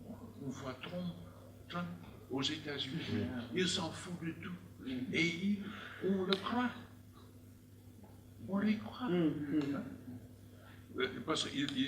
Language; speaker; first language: French; non-native, fluent; Dutch